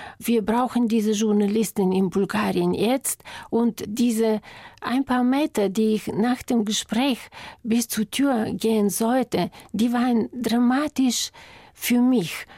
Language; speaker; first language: German; non-native, fluent; Bulgarian